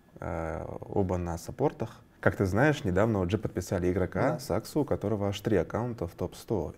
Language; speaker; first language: Russian; native; Russian